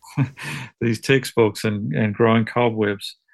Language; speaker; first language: English; native; English